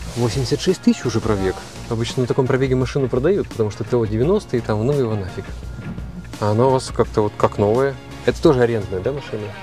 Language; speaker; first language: Russian; native; Russian